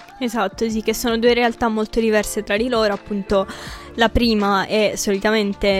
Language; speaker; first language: Italian; native; Italian